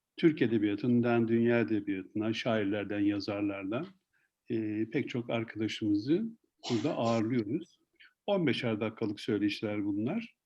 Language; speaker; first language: Turkish; native; Turkish